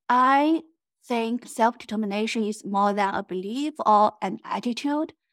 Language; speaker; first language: English; non-native, fluent; Chinese